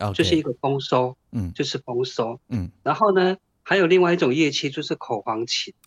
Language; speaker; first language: Chinese; non-native, local second language; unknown